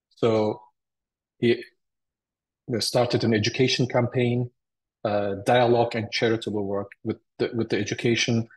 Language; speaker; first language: English; early bilingual, other home language; Turkish